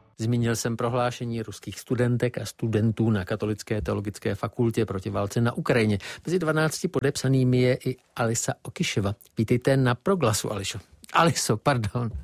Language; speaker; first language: Czech; native; Czech